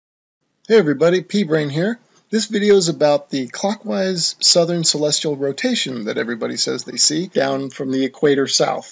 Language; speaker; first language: English; native; English